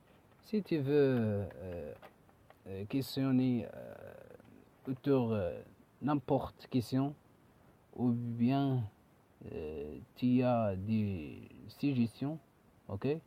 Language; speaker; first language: French; non-native, learner; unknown